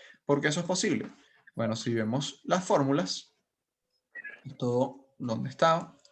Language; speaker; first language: Spanish; native; Spanish